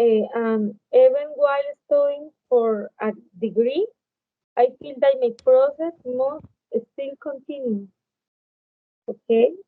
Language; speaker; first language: English; non-native, learner; Spanish